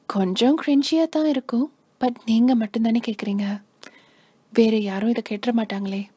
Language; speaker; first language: Tamil; early bilingual, heritage; Tamil